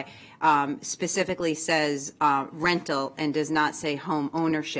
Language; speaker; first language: English; native; English